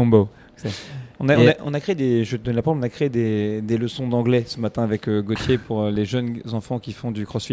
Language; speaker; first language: French; native; French